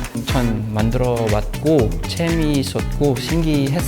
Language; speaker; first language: Korean; non-native, learner; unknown